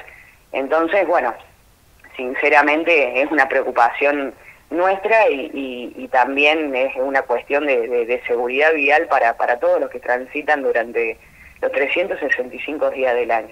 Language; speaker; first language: Spanish; native; Spanish